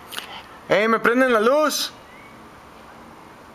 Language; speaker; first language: Spanish; native; Spanish